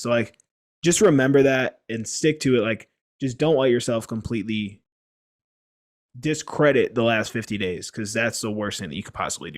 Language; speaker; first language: English; native; English